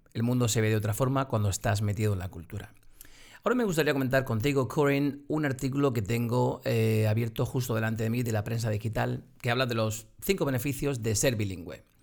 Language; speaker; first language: Spanish; native; Spanish